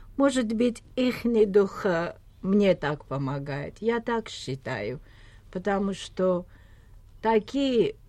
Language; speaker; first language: Russian; non-native, local second language; Armenian